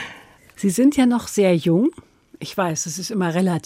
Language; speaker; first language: German; native; German